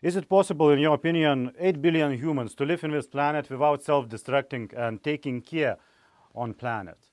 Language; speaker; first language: English; non-native, fluent; Lithuanian